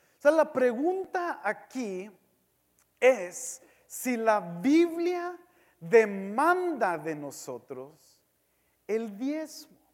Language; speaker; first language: Spanish; early bilingual, heritage; Spanish